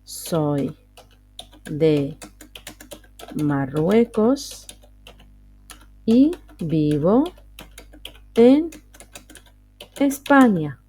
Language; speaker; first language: Spanish; non-native, fluent; Arabic